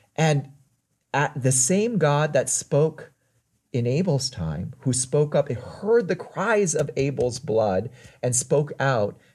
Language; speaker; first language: English; native; English